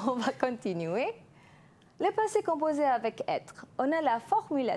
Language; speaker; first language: French; non-native, fluent; Malay